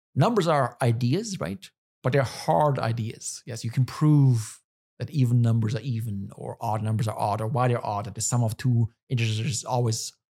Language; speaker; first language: English; non-native, fluent; German